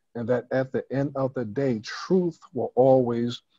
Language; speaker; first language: English; native; English